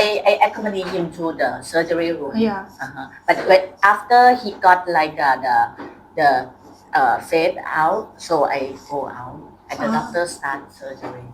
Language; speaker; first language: English; non-native, fluent; Thai